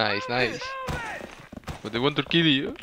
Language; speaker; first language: English; non-native, learner; Spanish